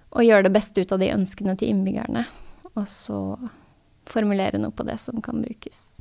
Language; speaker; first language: Norwegian; native; Norwegian